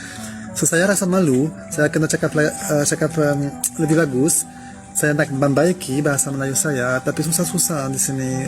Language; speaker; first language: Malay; non-native, learner; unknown